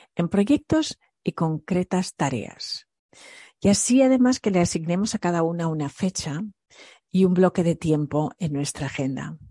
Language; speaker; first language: Spanish; early bilingual, other home language; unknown